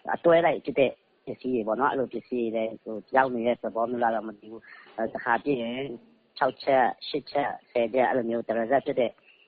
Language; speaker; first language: Burmese; native; Burmese